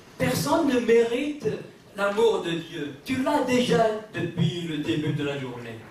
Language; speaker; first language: French; non-native, local second language; Kabyle